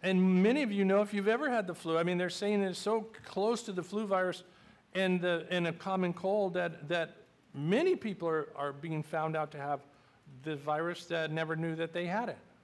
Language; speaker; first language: English; native; English